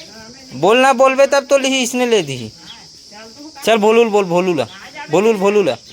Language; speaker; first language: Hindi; non-native, local second language; Chhattisgarhi